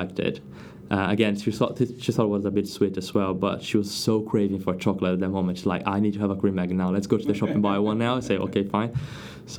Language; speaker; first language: English; non-native, fluent; Portuguese